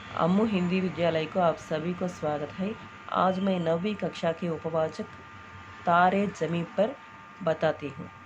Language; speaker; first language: Hindi; non-native, local second language; Telugu